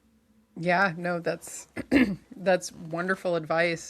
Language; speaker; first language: English; native; English